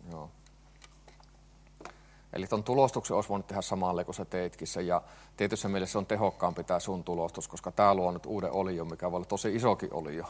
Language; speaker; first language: Finnish; native; Finnish